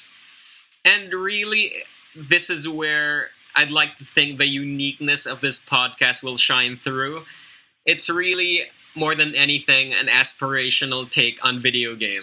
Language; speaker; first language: English; non-native, local second language; Filipino